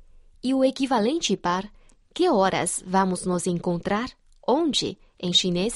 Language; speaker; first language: Portuguese; non-native, fluent; Chinese